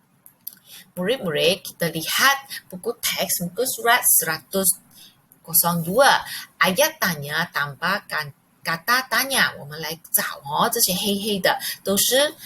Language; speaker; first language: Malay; non-native, local second language; Chinese